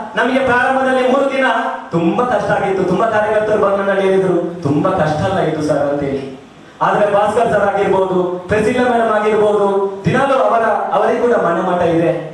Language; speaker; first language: Kannada; native; Kannada